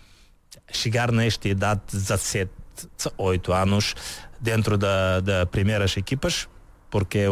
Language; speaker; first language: Portuguese; non-native, learner; Bulgarian